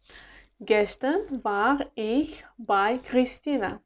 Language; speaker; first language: German; non-native, fluent; Uzbek